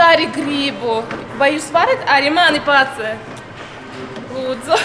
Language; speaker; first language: Latvian; non-native, learner; Russian